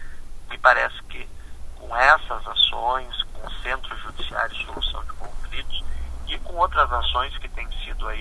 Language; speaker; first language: Portuguese; native; Portuguese